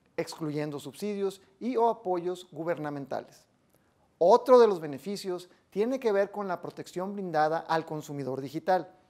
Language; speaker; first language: Spanish; native; Spanish